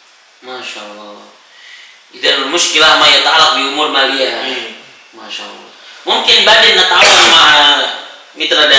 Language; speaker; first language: Arabic; non-native, fluent; Indonesian